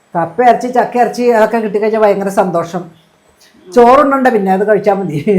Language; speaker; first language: Malayalam; native; Malayalam